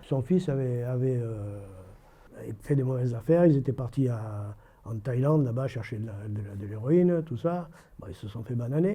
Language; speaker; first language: French; native; French